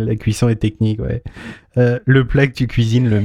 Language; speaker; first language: French; native; French